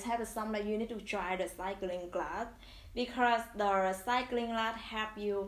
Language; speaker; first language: English; non-native, learner; Vietnamese